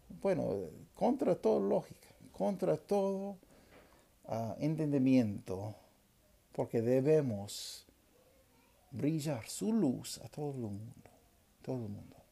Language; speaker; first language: Spanish; non-native, fluent; English